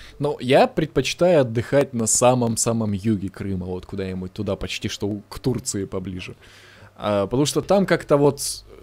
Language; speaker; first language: Russian; native; Russian